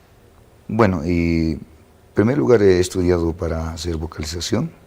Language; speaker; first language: Spanish; non-native, local second language; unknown